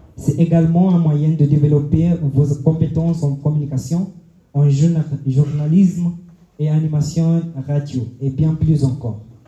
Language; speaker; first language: French; non-native, fluent; Swahili